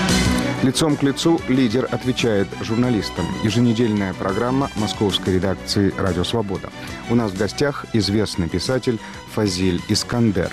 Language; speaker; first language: Russian; native; Russian